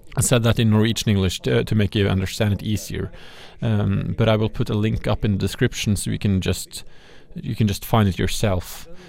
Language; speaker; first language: English; non-native, fluent; Norwegian